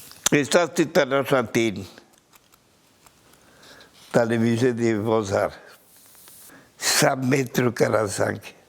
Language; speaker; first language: French; non-native, fluent; Spanish